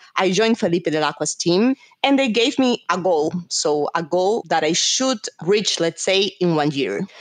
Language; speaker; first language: English; non-native, fluent; Spanish